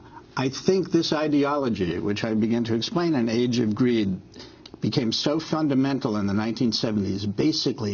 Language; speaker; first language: English; native; English